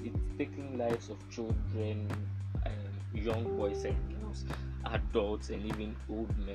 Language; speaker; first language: English; non-native, local second language; Akan